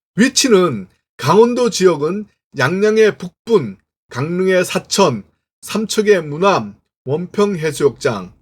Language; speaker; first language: Korean; native; Korean